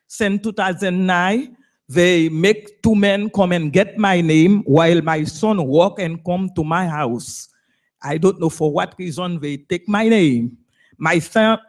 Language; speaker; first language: English; non-native, learner; Haitian Creole